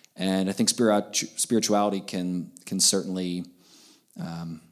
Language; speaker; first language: English; native; English